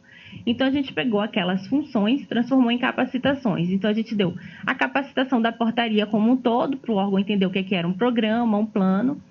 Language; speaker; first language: Portuguese; native; Portuguese